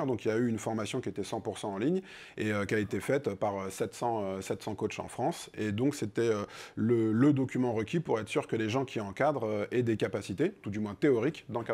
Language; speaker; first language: French; native; French